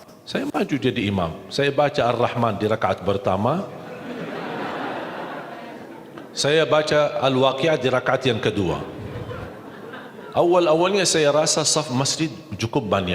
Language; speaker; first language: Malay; non-native, fluent; Arabic